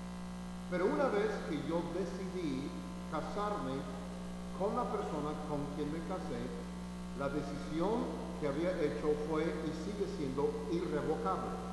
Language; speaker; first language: Spanish; non-native, fluent; English